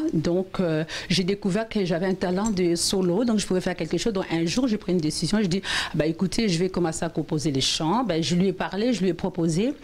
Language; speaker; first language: French; non-native, local second language; Lingala